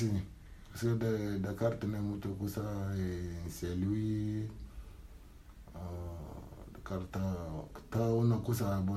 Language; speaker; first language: Spanish; non-native, learner; Wolof